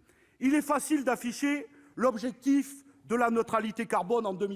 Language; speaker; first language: French; native; French